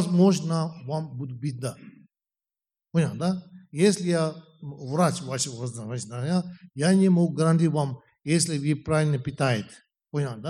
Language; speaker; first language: Russian; non-native, learner; Tibetan